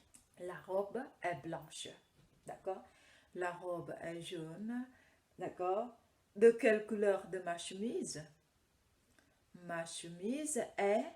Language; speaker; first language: French; non-native, fluent; Khmer